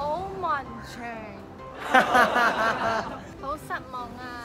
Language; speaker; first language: Cantonese; non-native, learner; Chinese